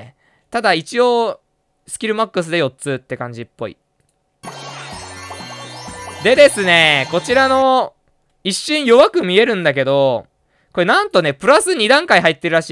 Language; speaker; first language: Japanese; native; Japanese